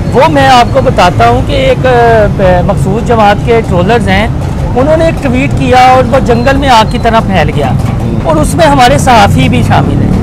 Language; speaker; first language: Urdu; native; Urdu